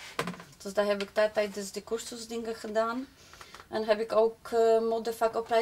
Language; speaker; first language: Dutch; non-native, fluent; Polish